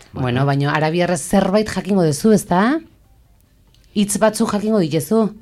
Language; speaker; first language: Basque; native; Basque